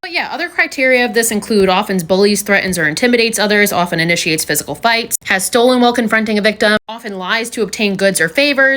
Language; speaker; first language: English; native; English